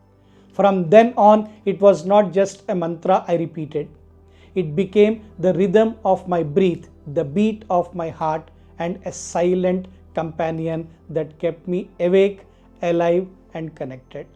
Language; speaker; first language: English; non-native, local second language; Telugu